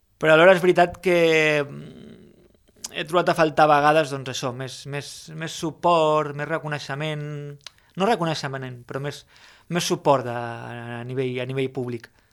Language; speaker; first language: Catalan; native; Catalan